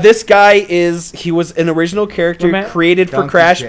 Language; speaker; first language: English; native; English